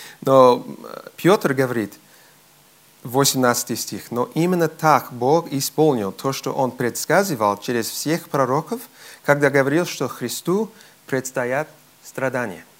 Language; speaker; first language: Russian; non-native, fluent; English